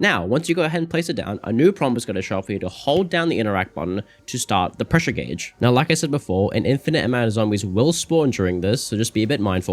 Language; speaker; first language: English; native; English